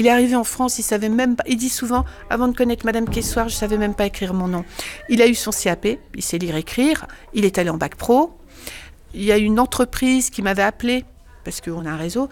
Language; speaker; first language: French; native; French